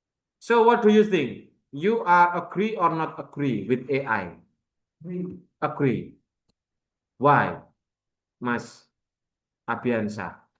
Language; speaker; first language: English; non-native, learner; Indonesian